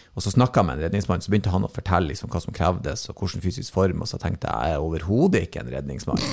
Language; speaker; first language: Norwegian; native; Norwegian